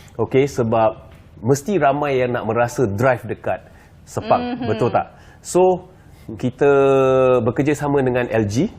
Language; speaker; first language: Malay; native; Malay